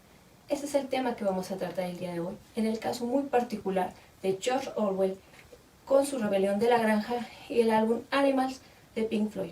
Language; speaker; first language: Spanish; native; Spanish